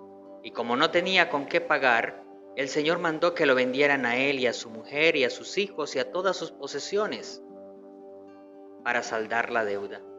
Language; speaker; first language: Spanish; native; Spanish